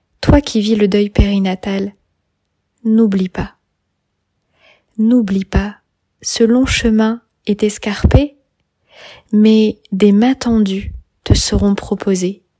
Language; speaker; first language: French; native; French